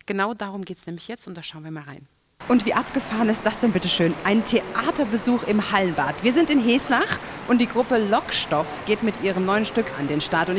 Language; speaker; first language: German; native; German